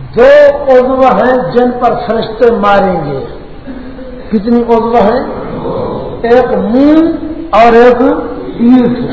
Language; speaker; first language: Urdu; non-native, local second language; Pashto